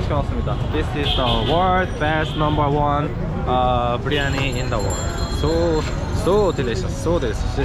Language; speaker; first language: English; non-native, fluent; Korean